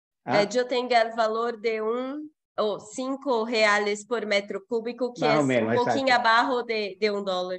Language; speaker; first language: Spanish; non-native, fluent; Portuguese